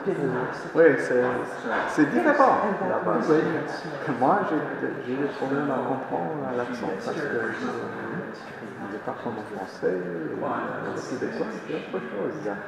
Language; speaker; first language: French; non-native, fluent; English